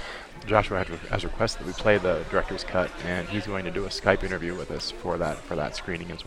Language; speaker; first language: English; native; English